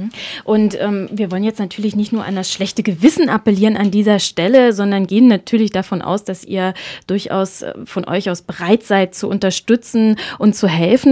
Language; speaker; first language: German; native; German